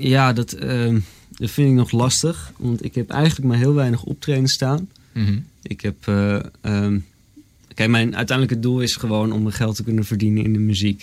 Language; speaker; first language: Dutch; native; Dutch